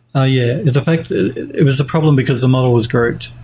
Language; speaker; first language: English; native; English